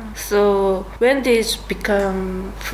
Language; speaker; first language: English; non-native, learner; Korean